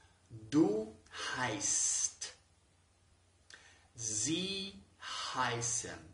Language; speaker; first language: German; non-native, fluent; Spanish